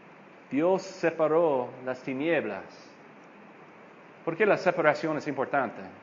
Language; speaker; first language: Spanish; non-native, fluent; English